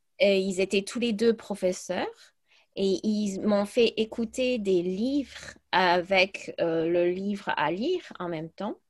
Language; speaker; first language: French; early bilingual, other home language; English